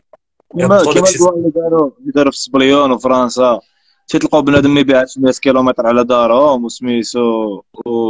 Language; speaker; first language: Arabic; native; Arabic